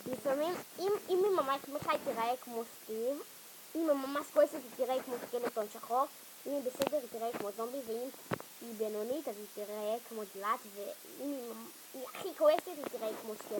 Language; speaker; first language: Hebrew; native; Hebrew